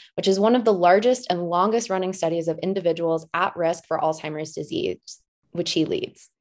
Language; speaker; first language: English; native; English